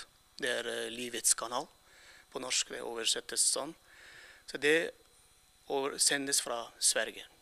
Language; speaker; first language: Norwegian; non-native, fluent; Turkmen